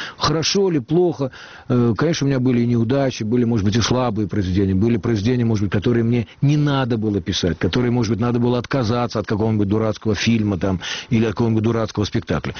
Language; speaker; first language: Russian; native; Russian